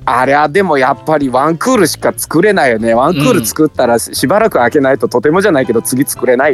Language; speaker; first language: Japanese; native; Japanese